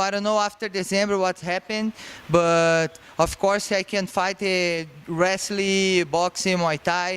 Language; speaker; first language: English; non-native, learner; Portuguese